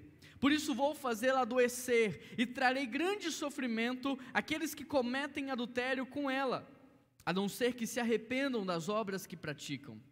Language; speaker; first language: Portuguese; native; Portuguese